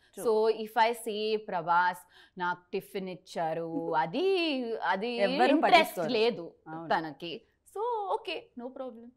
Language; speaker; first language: Telugu; non-native, learner; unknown